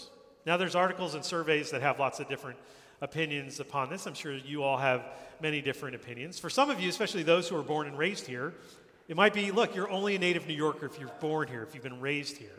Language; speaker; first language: English; native; English